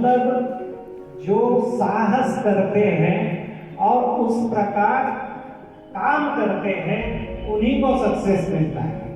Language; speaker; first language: Hindi; non-native, local second language; Marathi